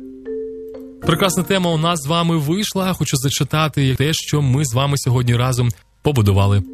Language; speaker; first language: Ukrainian; native; Ukrainian